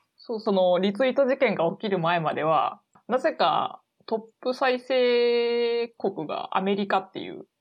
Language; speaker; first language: Japanese; native; Japanese